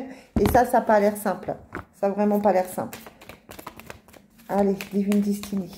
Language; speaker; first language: French; native; French